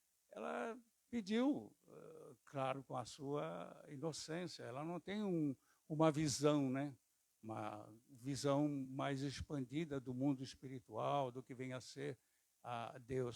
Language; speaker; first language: Portuguese; native; Portuguese